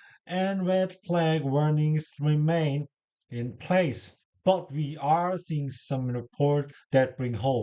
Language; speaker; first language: English; non-native, learner; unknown